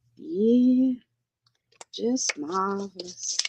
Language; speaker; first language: English; native; English